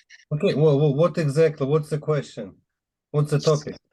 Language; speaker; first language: English; non-native, fluent; Uzbek